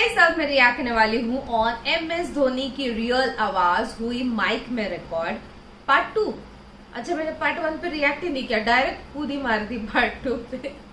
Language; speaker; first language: Hindi; non-native, local second language; Marathi